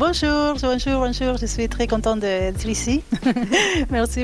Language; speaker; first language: French; non-native, fluent; Spanish